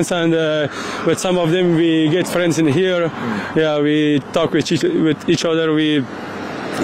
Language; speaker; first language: English; non-native, learner; Persian